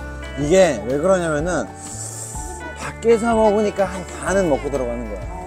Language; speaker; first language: Korean; native; Korean